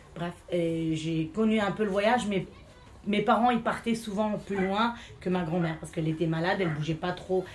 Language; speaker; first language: French; non-native, local second language; Romany